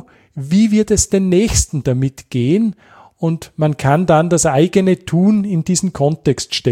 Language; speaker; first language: German; native; German